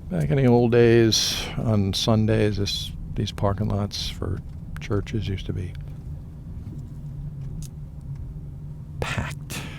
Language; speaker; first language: English; native; English